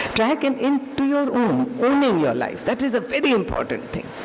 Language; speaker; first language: English; non-native, local second language; Hindi